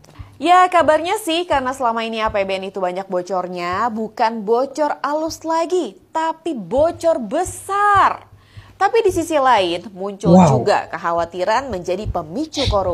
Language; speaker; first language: Indonesian; native; Indonesian